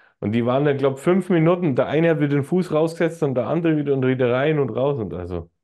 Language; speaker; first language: German; native; German